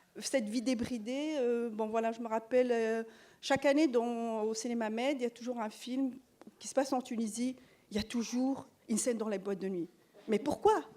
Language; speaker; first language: French; non-native, local second language; Arabic